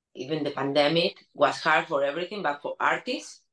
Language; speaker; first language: English; non-native, learner; Spanish